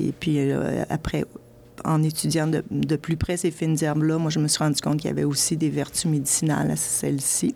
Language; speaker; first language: French; native; French